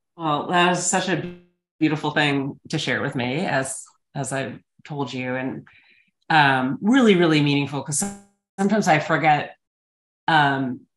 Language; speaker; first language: English; native; English